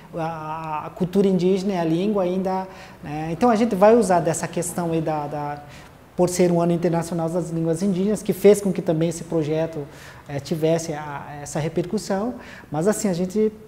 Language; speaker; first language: Portuguese; non-native, local second language; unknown